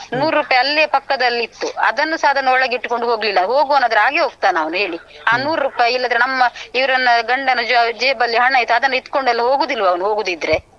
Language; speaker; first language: Kannada; native; Kannada